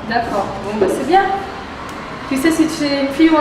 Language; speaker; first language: French; native; French